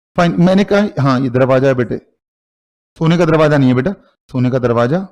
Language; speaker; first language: Hindi; native; Hindi